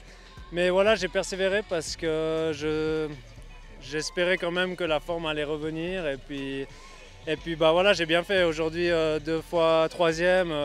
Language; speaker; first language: French; native; French